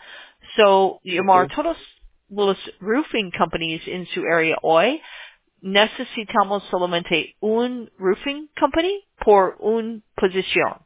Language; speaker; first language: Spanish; non-native, learner; English